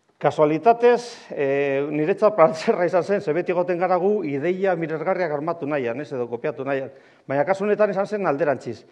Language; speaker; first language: Basque; non-native, local second language; Spanish